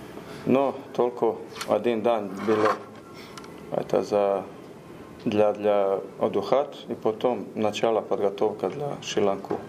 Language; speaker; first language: Russian; non-native, learner; Croatian